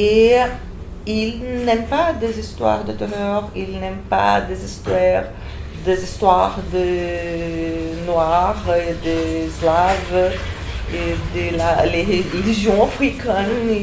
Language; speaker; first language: French; non-native, fluent; Portuguese